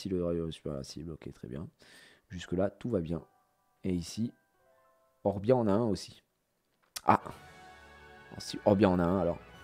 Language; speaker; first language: French; native; French